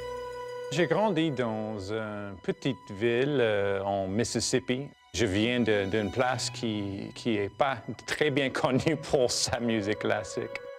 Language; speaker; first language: French; non-native, fluent; English